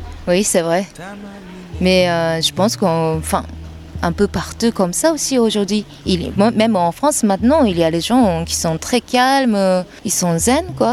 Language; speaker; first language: French; non-native, fluent; Japanese